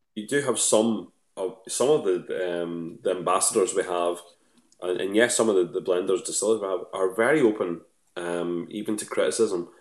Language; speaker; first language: English; native; English